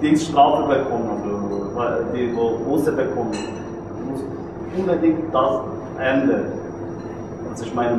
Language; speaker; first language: German; non-native, learner; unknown